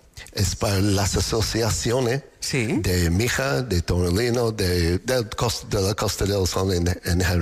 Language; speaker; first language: Spanish; non-native, learner; English